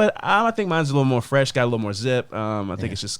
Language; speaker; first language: English; native; English